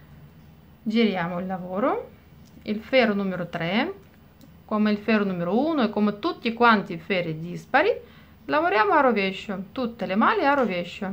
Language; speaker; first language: Italian; non-native, fluent; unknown